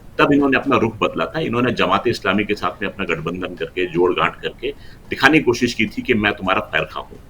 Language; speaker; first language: Hindi; non-native, local second language; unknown